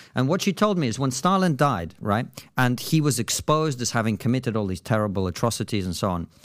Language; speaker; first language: English; non-native, fluent; Russian